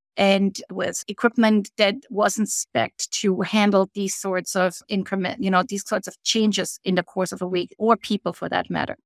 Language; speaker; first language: English; non-native, fluent; German